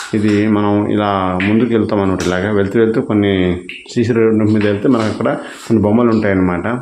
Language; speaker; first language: Telugu; non-native, local second language; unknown